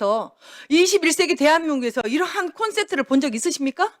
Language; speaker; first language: Korean; native; Korean